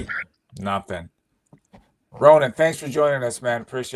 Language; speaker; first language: English; native; English